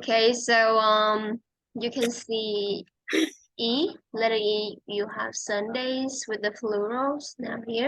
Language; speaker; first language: English; non-native, fluent; Vietnamese